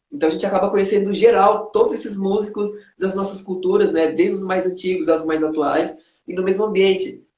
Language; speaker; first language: Portuguese; non-native, local second language; Kabuverdianu